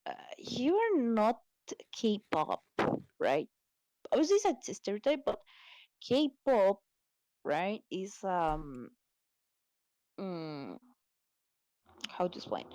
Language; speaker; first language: English; non-native, learner; Spanish